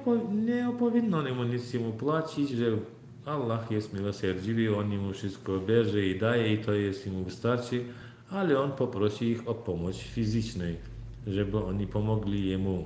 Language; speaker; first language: Polish; non-native, learner; Turkmen